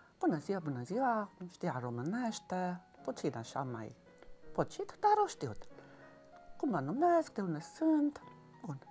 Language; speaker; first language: Romanian; non-native, local second language; Hungarian